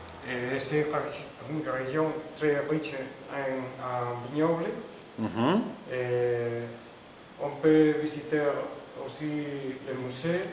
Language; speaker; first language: French; non-native, learner; Spanish